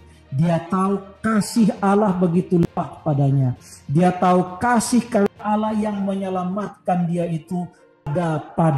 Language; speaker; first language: Indonesian; native; Indonesian